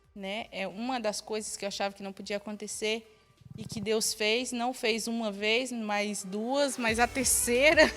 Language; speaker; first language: Portuguese; native; Portuguese